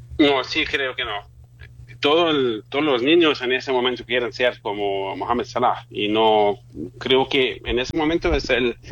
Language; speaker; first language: Spanish; non-native, fluent; German